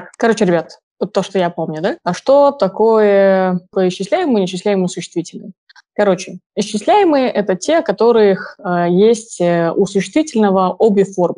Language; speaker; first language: Russian; native; Russian